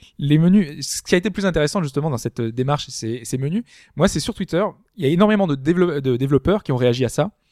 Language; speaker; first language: French; native; French